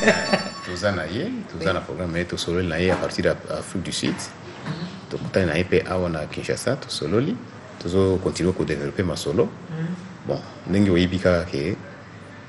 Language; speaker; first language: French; non-native, local second language; Lingala